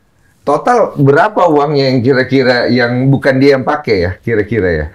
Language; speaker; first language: Indonesian; native; Indonesian